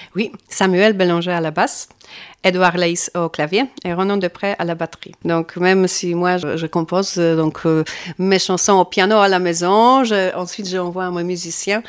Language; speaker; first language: French; non-native, fluent; Polish